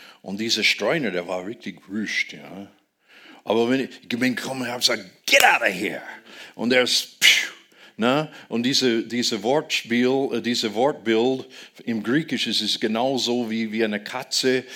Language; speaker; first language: German; non-native, fluent; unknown